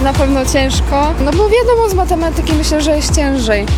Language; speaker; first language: Polish; non-native, local second language; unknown